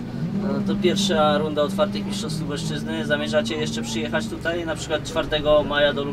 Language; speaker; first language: Polish; native; Polish